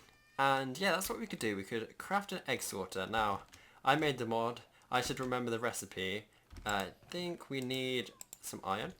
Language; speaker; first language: English; native; English